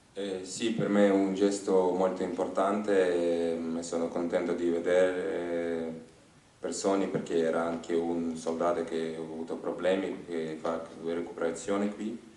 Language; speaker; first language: Italian; non-native, learner; Ukrainian